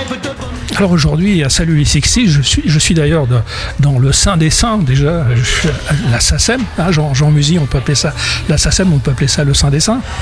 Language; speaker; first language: French; native; French